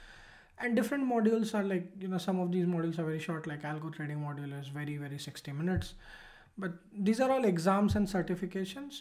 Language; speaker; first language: English; non-native, local second language; Hindi